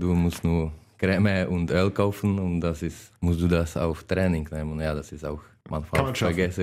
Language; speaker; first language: German; non-native, learner; Czech